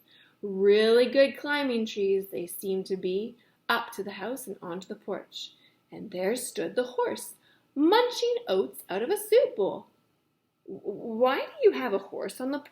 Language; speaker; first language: English; native; English